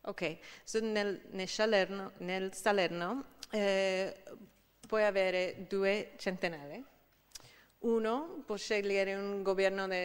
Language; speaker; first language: Italian; non-native, fluent; English